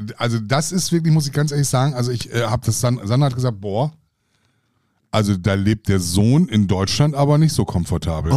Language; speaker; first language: German; native; German